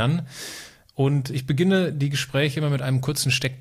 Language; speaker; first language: German; native; German